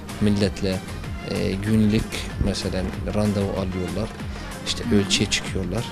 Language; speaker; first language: Turkish; non-native, learner; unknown